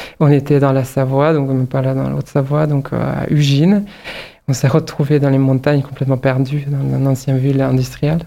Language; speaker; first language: French; non-native, fluent; Hungarian